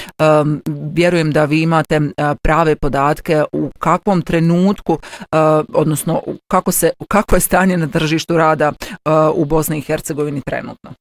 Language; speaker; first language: Bosnian; native; Bosnian